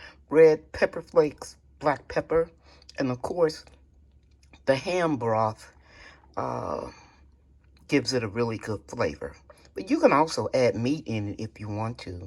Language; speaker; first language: English; native; English